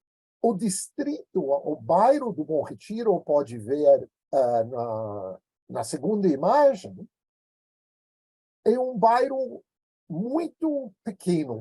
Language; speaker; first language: Portuguese; non-native, fluent; English